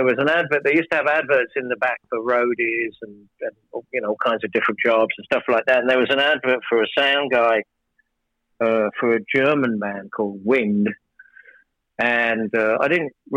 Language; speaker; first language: English; native; English